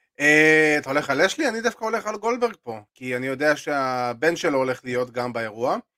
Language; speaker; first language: Hebrew; native; Hebrew